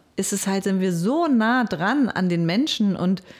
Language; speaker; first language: German; native; German